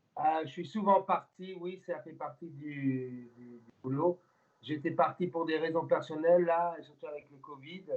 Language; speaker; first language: French; non-native, fluent; English